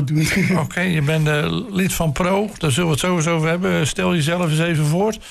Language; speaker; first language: Dutch; native; Dutch